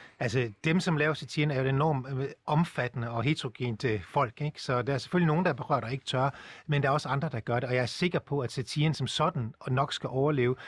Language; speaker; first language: Danish; native; Danish